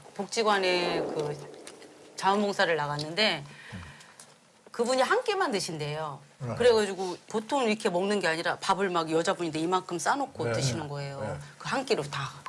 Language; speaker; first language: Korean; native; Korean